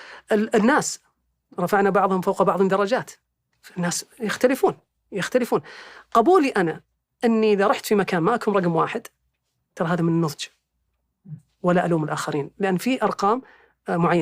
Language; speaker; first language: Arabic; native; Arabic